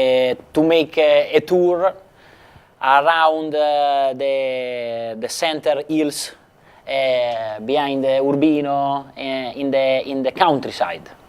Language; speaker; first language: English; non-native, fluent; Italian